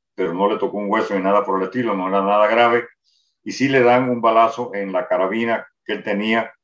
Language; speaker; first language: Spanish; native; Spanish